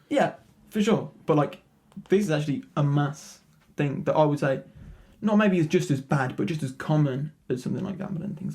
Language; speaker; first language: English; native; English